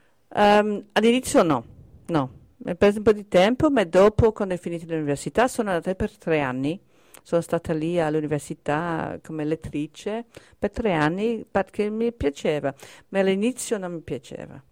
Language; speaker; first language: Italian; non-native, fluent; English